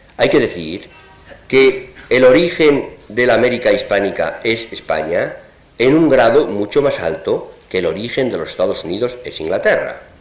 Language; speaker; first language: Spanish; native; Spanish